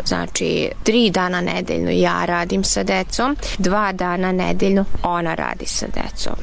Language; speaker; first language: Serbian; non-native, local second language; Hungarian